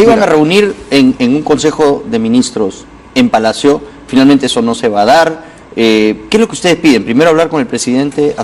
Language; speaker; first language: Spanish; native; Spanish